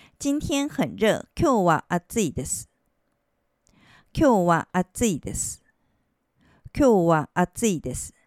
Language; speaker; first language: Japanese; non-native, fluent; Chinese